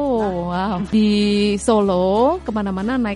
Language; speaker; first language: Indonesian; native; Indonesian